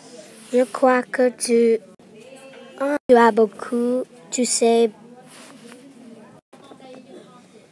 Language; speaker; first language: French; non-native, learner; English